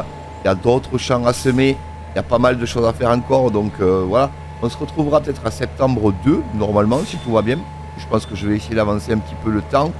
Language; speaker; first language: French; native; French